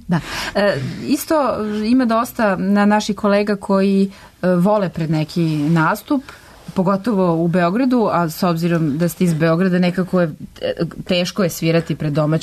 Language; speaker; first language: Serbian; native; Serbian